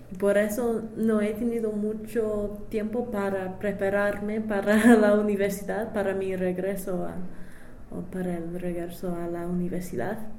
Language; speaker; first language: Spanish; non-native, fluent; English